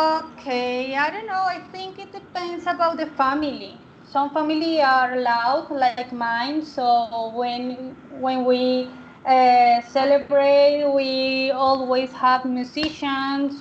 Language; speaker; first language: English; non-native, learner; Spanish